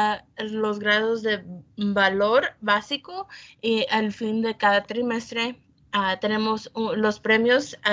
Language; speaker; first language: Spanish; early bilingual, heritage; Spanish